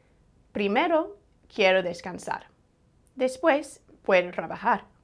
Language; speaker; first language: Spanish; non-native, fluent; English